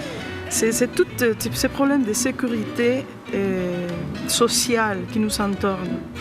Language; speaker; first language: French; non-native, fluent; Spanish